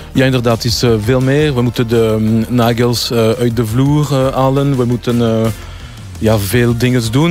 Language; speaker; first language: Dutch; non-native, local second language; French